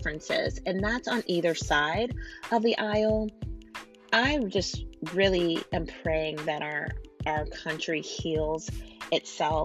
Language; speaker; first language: English; native; English